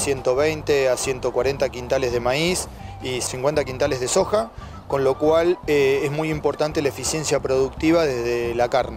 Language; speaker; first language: Spanish; native; Spanish